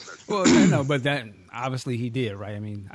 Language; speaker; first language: English; native; English